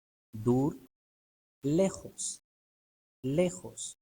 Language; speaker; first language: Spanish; non-native, fluent; Urdu